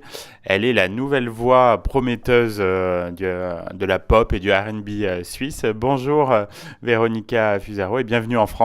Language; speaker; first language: French; native; French